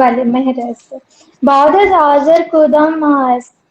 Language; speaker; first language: Persian; non-native, learner; Urdu